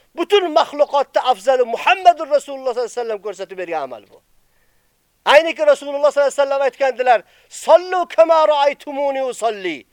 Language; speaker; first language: Uzbek; native; Uzbek